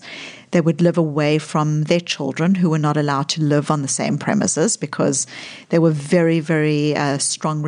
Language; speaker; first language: English; native; English